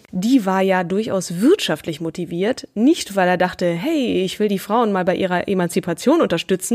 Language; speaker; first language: German; native; German